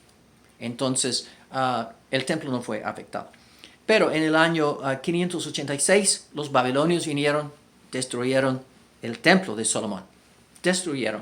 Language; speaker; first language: Spanish; non-native, fluent; English